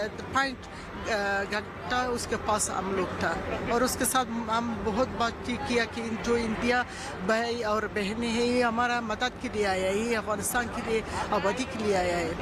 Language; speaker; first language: Hindi; non-native, learner; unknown